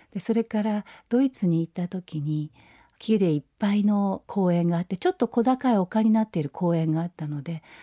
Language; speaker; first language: Japanese; native; Japanese